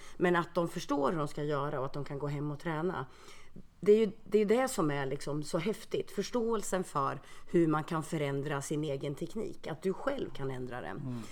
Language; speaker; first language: Swedish; early bilingual, other home language; Finnish